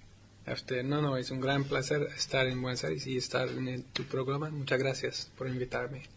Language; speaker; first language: Spanish; non-native, learner; English